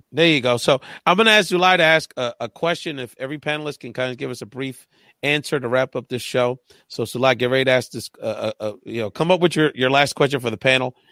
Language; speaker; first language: English; early bilingual, other home language; Spanish